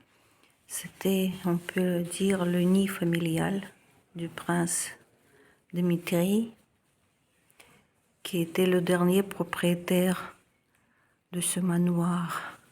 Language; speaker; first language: French; non-native, fluent; Russian